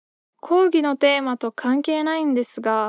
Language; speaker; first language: Japanese; non-native, fluent; Portuguese